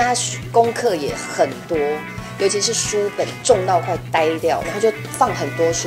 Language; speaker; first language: Chinese; native; Chinese